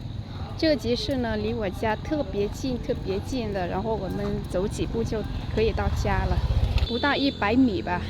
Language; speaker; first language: Chinese; non-native, fluent; Vietnamese